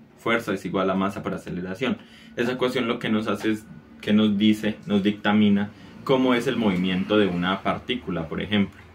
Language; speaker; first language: Spanish; native; Spanish